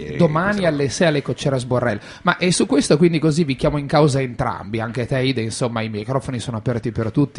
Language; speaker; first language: Italian; native; Italian